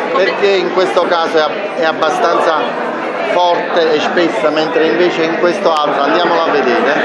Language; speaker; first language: Italian; native; Italian